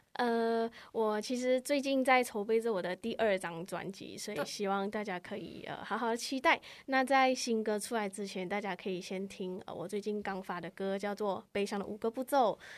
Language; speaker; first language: Chinese; native; Chinese